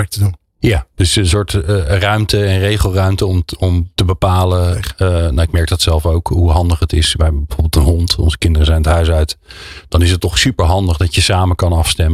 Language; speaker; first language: Dutch; native; Dutch